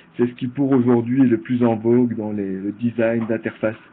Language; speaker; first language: French; native; French